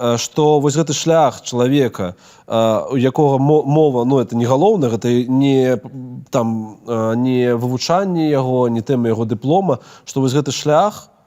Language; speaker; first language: Belarusian; non-native, local second language; Russian